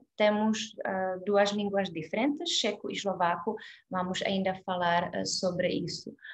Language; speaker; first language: Portuguese; non-native, fluent; Czech